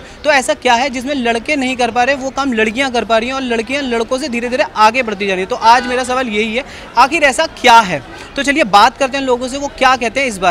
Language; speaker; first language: Hindi; native; Hindi